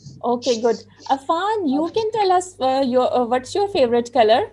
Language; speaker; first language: English; non-native, local second language; Urdu